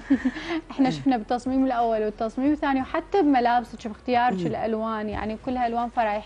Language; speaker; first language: Arabic; native; Arabic